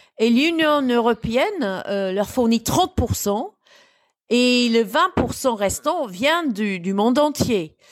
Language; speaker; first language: French; non-native, fluent; English